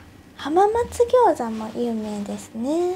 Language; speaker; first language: Japanese; native; Japanese